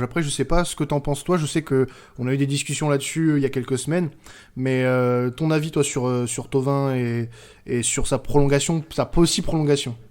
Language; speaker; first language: French; native; French